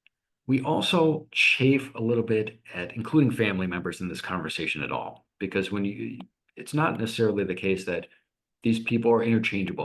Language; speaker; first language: English; native; English